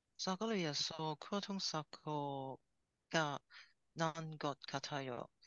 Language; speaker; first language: Korean; non-native, learner; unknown